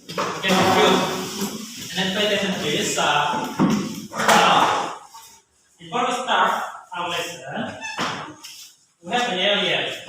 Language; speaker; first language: English; non-native, learner; Indonesian